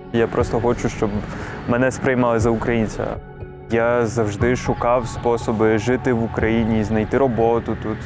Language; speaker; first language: Ukrainian; non-native, fluent; French